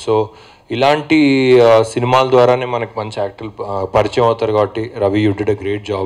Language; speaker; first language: Telugu; native; Telugu